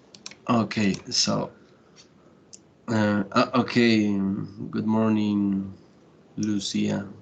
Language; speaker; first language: English; non-native, learner; Spanish